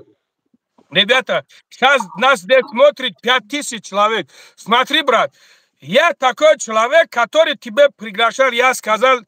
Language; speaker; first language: Russian; non-native, learner; Tajik